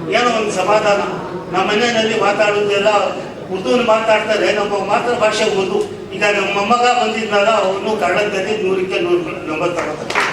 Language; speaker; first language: Kannada; non-native, local second language; Urdu